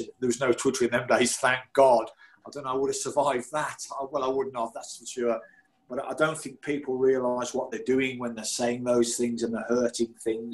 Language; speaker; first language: English; native; English